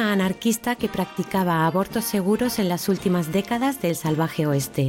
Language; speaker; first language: Spanish; native; Spanish